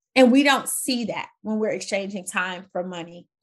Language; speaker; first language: English; native; English